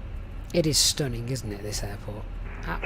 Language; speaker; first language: English; native; English